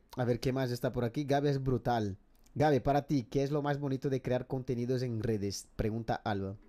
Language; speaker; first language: Spanish; non-native, fluent; Portuguese